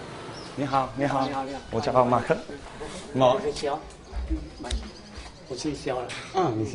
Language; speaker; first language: Chinese; non-native, learner; English